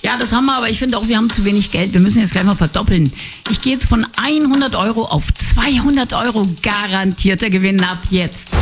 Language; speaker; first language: German; native; German